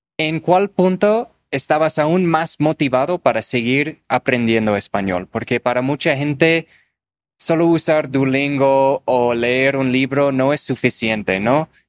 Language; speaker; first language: Spanish; non-native, fluent; English